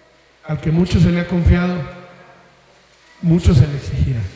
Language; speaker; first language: Spanish; native; Spanish